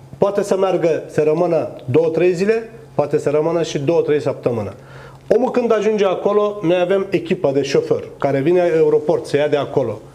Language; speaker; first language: Romanian; non-native, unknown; Turkish